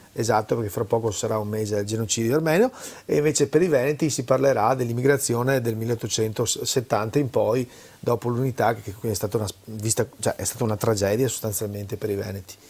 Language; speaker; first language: Italian; native; Italian